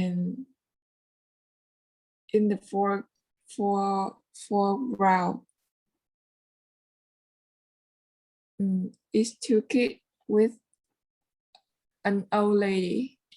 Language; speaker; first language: English; non-native, learner; Vietnamese